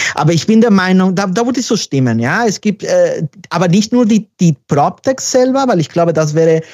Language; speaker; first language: German; non-native, fluent; Spanish